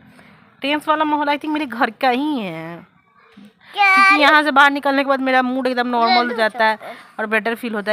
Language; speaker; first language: Hindi; native; Hindi